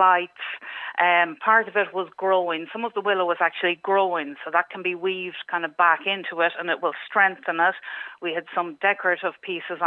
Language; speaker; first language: English; native; English